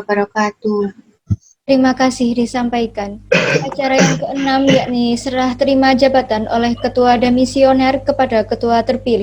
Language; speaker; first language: Malay; native; Malay